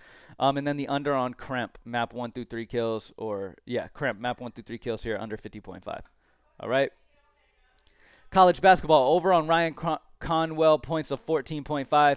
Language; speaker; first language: English; native; English